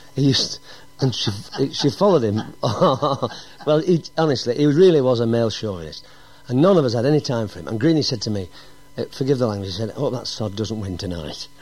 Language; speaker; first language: English; native; English